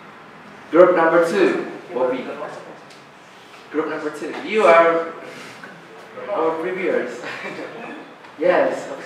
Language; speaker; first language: English; non-native, learner; Indonesian